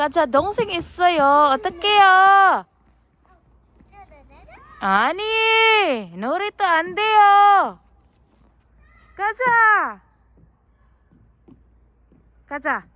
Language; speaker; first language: Korean; non-native, learner; Filipino